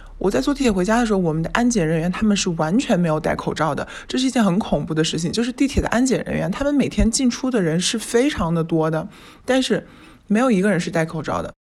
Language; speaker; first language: Chinese; native; Chinese